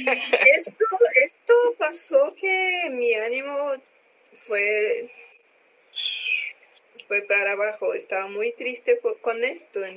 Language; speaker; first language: Spanish; non-native, learner; Portuguese